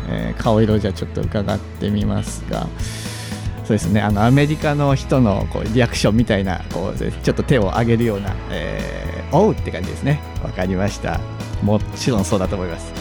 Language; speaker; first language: Japanese; native; Japanese